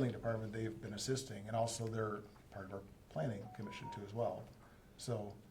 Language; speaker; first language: English; native; English